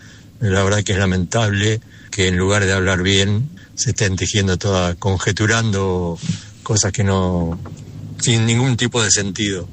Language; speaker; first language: Spanish; native; Spanish